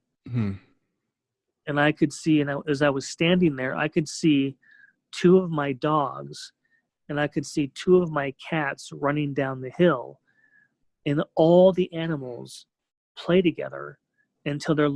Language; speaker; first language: English; native; English